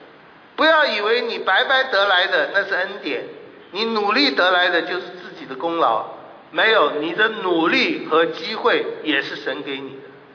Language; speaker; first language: Chinese; native; Chinese